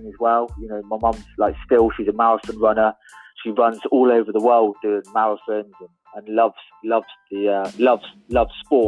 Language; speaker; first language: English; native; English